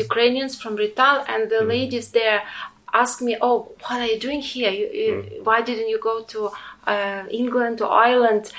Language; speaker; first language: English; non-native, fluent; Ukrainian